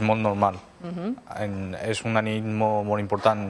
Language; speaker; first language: Catalan; non-native, fluent; Chinese